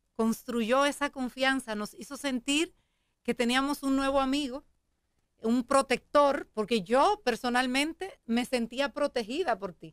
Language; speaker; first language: Spanish; native; Spanish